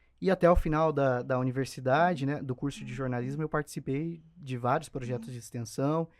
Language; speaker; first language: Portuguese; native; Portuguese